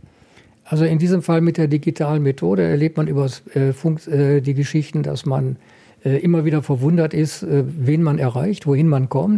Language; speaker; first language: German; native; German